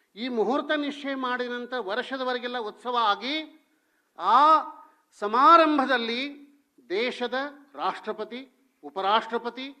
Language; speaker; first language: Kannada; non-native, local second language; Hindi